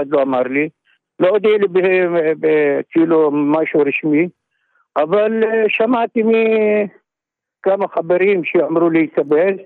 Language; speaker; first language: Hebrew; non-native, local second language; Arabic